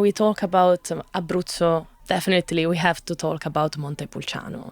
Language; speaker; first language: English; non-native, fluent; Italian